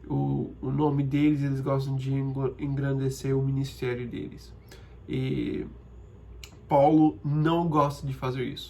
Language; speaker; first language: Portuguese; non-native, fluent; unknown